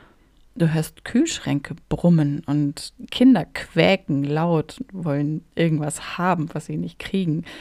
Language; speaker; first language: German; native; German